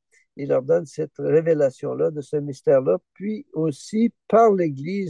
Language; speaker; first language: French; native; French